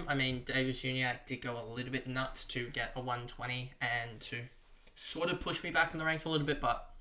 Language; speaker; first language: English; native; English